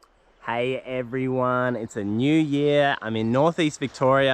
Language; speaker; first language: English; native; English